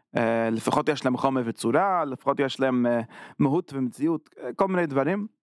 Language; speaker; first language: Hebrew; non-native, fluent; English